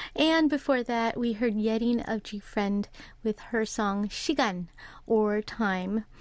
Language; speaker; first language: English; early bilingual, other home language; Korean